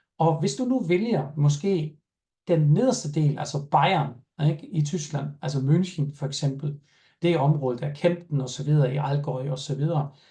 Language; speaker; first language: Danish; non-native, fluent; German